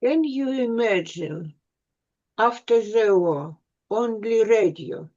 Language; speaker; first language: English; non-native, learner; Russian